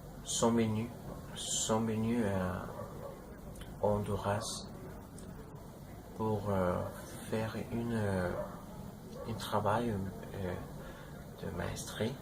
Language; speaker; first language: French; non-native, learner; Spanish